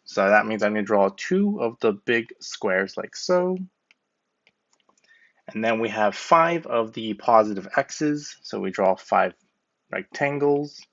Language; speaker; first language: English; native; English